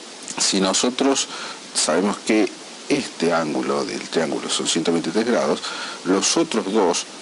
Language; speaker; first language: Spanish; native; Spanish